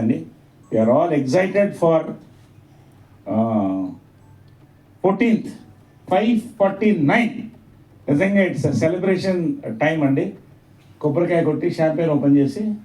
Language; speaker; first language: Telugu; native; Telugu